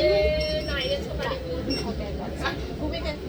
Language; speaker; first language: Danish; non-native, learner; Vietnamese